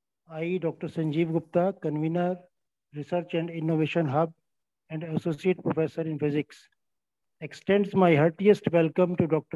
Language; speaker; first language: English; non-native, local second language; Hindi